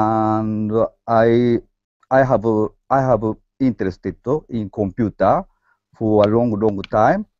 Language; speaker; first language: English; non-native, learner; Japanese